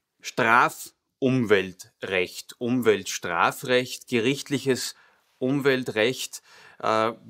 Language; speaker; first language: German; native; German